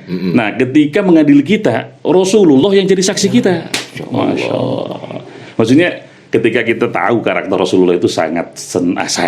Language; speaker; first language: Indonesian; native; Indonesian